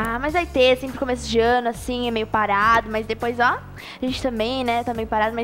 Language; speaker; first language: Portuguese; native; Portuguese